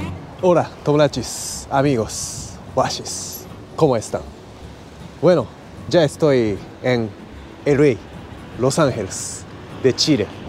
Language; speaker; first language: Spanish; non-native, learner; Japanese